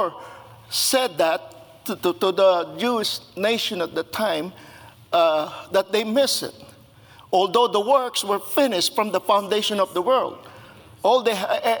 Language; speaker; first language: English; non-native, local second language; Filipino